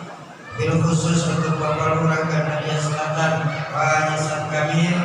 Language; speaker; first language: Indonesian; native; Indonesian